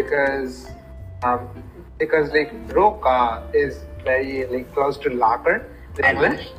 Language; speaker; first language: English; non-native, learner; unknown